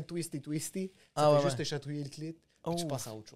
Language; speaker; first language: French; native; French